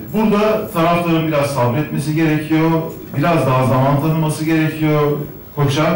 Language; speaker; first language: Turkish; native; Turkish